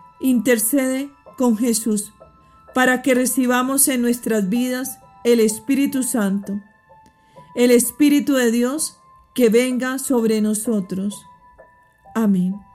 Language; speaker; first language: Spanish; native; Spanish